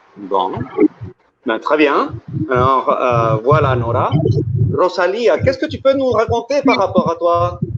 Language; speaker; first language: French; early bilingual, heritage; French